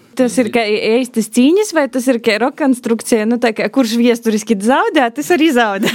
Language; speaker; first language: Latvian; native; Latvian